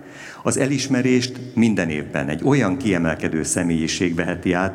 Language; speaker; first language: Hungarian; native; Hungarian